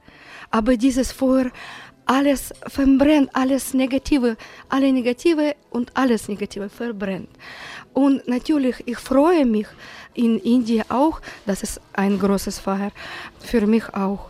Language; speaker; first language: German; non-native, learner; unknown